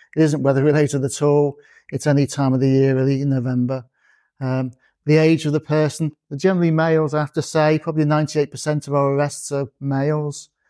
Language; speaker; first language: English; native; English